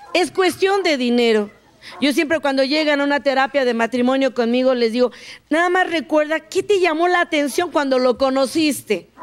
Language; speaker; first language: Spanish; native; Spanish